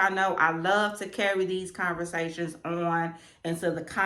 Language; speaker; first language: English; native; English